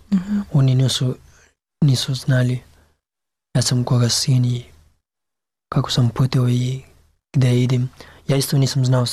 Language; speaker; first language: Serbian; non-native, learner; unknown